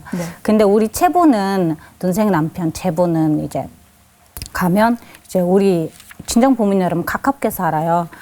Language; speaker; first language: Korean; non-native, learner; Mongolian